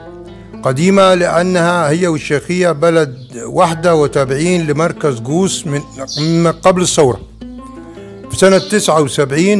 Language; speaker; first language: Arabic; native; Arabic